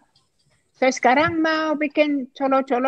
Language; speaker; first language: Indonesian; non-native, fluent; English